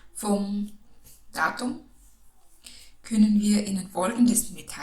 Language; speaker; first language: German; non-native, local second language; Filipino